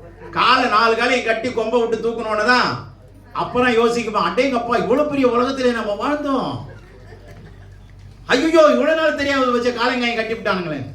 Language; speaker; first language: Tamil; native; Tamil